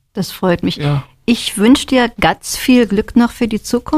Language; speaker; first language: German; native; German